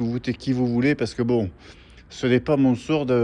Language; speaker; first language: French; native; French